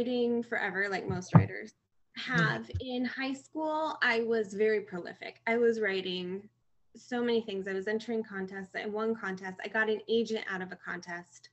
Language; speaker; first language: English; native; English